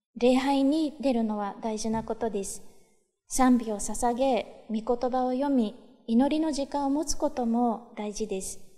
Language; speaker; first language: Japanese; native; Japanese